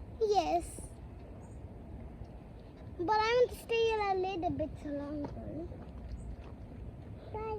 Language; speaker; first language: English; early bilingual, other home language; Bangla